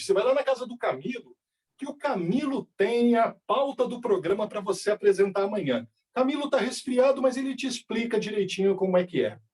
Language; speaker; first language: Portuguese; native; Portuguese